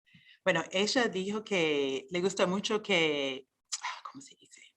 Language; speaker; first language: Spanish; non-native, fluent; English